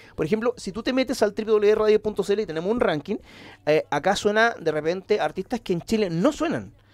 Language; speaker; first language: Spanish; native; Spanish